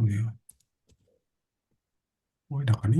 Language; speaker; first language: Chinese; non-native, learner; Indonesian